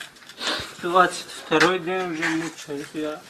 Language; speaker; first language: Russian; non-native, learner; Tajik